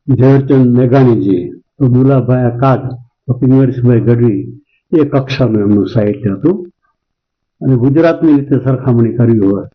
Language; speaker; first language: Gujarati; non-native, local second language; Kachhi